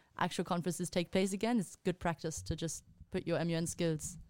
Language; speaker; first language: English; non-native, fluent; Spanish